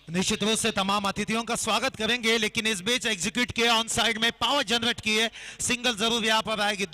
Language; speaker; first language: Hindi; non-native, local second language; Marathi